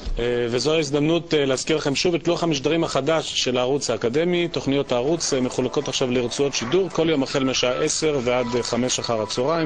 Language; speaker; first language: Hebrew; native; Hebrew